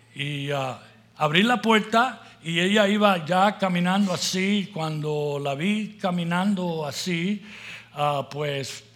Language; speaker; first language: Spanish; native; Spanish